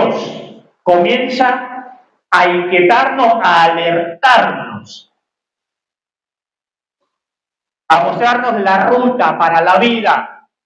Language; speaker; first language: Spanish; native; Spanish